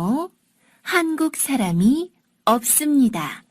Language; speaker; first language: Korean; non-native, learner; Sinhala